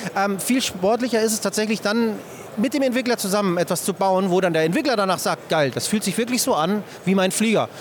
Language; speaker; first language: German; native; German